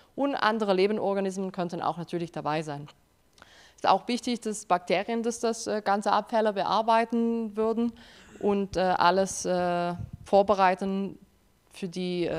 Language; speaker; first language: German; non-native, fluent; Spanish